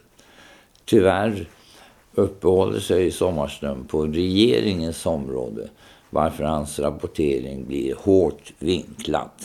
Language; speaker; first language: Swedish; native; Swedish